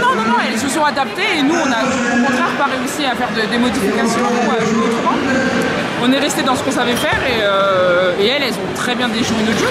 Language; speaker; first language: French; native; French